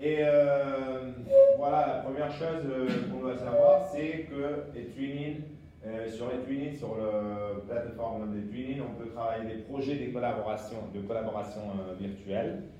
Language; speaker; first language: French; non-native, fluent; Spanish